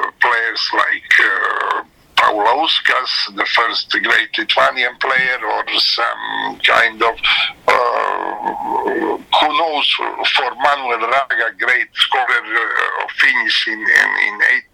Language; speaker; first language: English; non-native, learner; Serbian